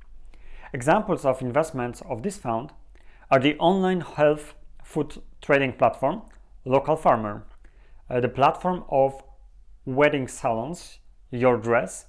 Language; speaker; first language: English; non-native, fluent; Polish